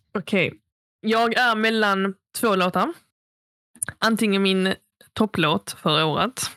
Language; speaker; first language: Swedish; early bilingual, other home language; Arabic